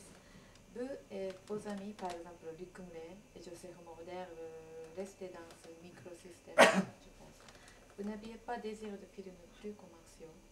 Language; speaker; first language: French; non-native, learner; Japanese